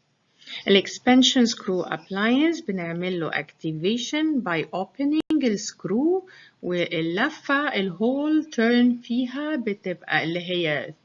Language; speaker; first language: Arabic; native; Arabic